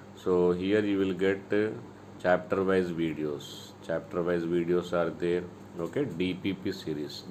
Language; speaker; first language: English; non-native, local second language; Telugu